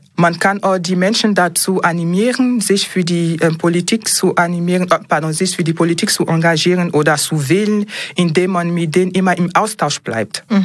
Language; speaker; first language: German; non-native, fluent; French